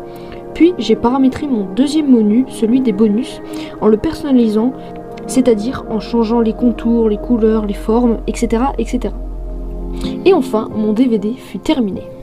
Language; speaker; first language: French; native; French